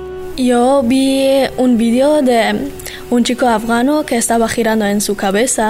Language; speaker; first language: Spanish; non-native, learner; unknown